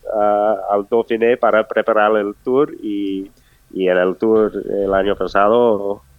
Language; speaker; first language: Spanish; non-native, fluent; English